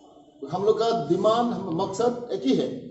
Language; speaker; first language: Hindi; non-native, local second language; Kok Borok